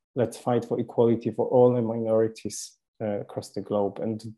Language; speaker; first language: English; non-native, fluent; Polish